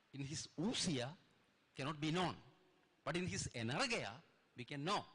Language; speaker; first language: English; non-native, local second language; Malayalam